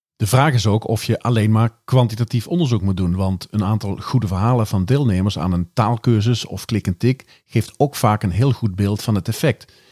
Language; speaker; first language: Dutch; native; Dutch